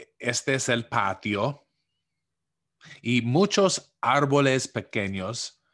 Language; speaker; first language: Spanish; non-native, fluent; English